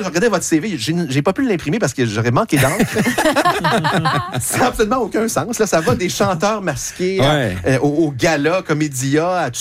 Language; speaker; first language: French; native; French